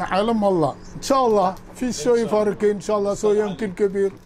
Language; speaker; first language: Arabic; non-native, learner; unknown